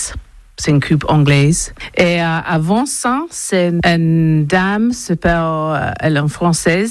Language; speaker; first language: French; non-native, learner; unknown